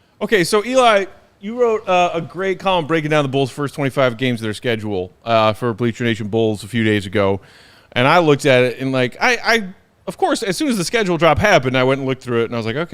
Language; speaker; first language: English; native; English